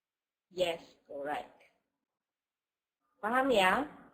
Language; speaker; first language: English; non-native, fluent; Indonesian